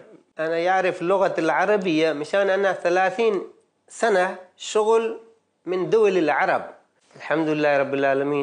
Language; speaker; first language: Arabic; non-native, learner; Baluchi